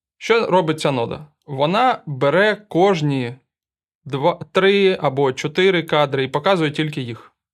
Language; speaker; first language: Ukrainian; non-native, local second language; Russian